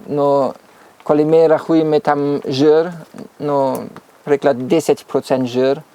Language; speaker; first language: Ukrainian; non-native, learner; German